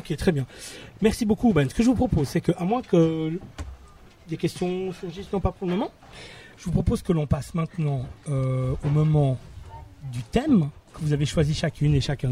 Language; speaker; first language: French; native; French